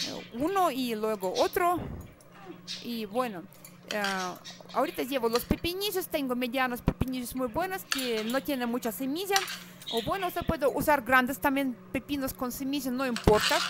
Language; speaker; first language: Spanish; non-native, fluent; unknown